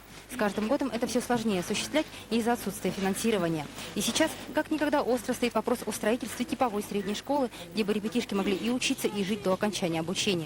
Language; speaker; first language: Russian; native; Russian